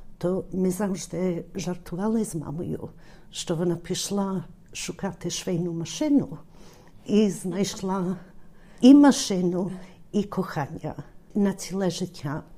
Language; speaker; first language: Ukrainian; early bilingual, heritage; Ukrainian